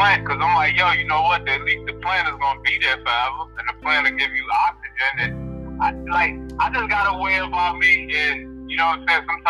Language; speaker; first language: English; native; English